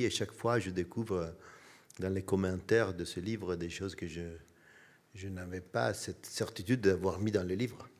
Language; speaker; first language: French; non-native, fluent; Italian